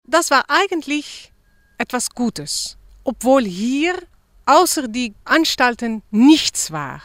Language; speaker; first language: German; non-native, fluent; Dutch